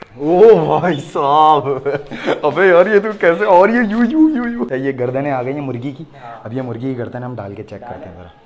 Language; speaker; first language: Urdu; native; Urdu